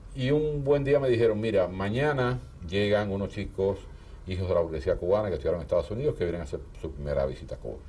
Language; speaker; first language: Spanish; native; Spanish